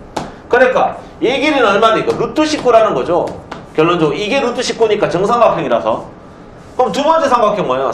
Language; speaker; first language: Korean; native; Korean